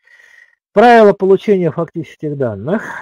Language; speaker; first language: Russian; native; Russian